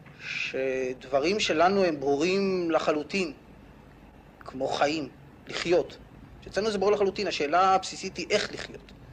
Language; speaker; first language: Hebrew; native; Hebrew